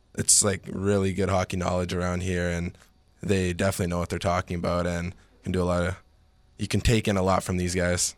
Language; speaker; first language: English; native; English